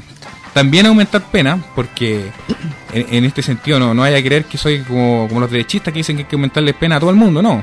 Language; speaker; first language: Spanish; native; Spanish